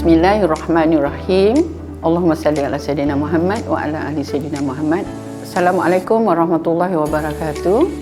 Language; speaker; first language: Malay; native; Malay